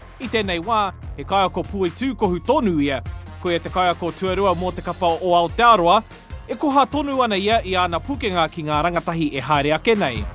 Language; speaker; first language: Māori; non-native, local second language; English